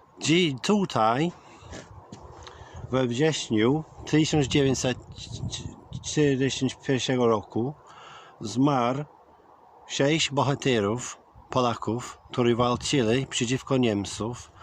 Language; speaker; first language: Polish; early bilingual, heritage; English